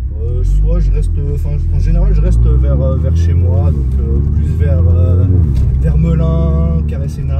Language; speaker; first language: French; native; French